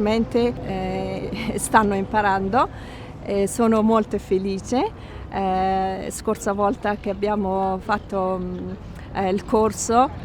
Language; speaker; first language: Italian; non-native, fluent; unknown